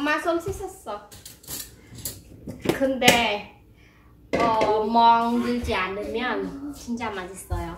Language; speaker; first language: Korean; non-native, fluent; Khmer